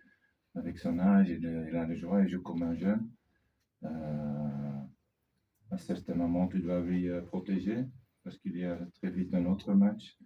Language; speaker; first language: French; non-native, fluent; Dutch